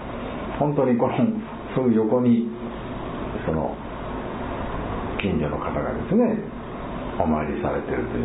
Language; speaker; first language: Japanese; native; Japanese